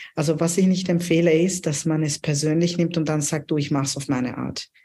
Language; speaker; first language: German; non-native, fluent; Urdu